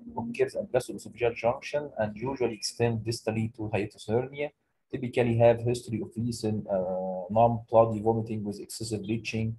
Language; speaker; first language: English; non-native, local second language; Arabic